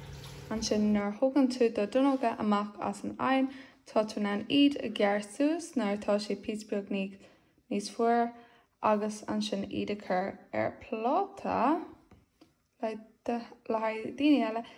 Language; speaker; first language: Irish; non-native, local second language; English